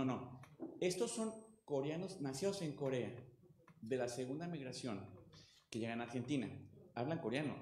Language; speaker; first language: Spanish; native; Spanish